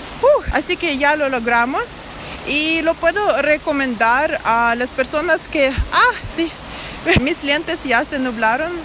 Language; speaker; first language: Spanish; non-native, fluent; Russian